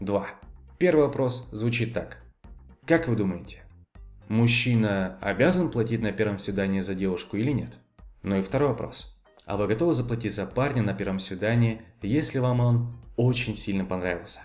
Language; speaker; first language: Russian; native; Russian